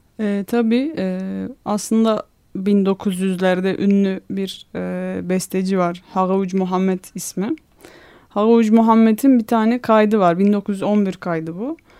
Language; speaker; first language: Turkish; non-native, local second language; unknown